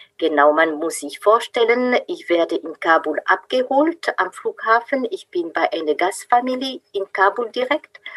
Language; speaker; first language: German; non-native, fluent; French